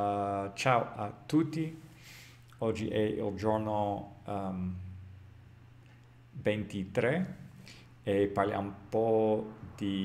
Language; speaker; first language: Italian; non-native, learner; English